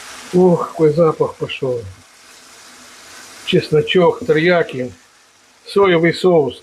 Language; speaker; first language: Russian; native; Russian